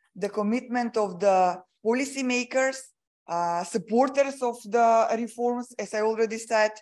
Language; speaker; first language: English; non-native, fluent; Macedonian